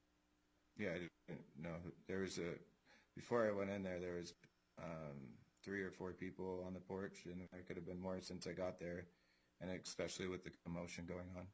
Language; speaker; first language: English; native; English